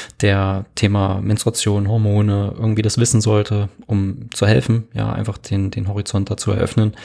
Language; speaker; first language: German; native; German